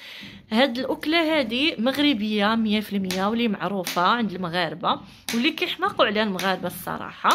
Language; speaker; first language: Arabic; native; Arabic